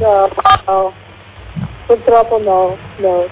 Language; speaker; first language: Italian; early bilingual, heritage; English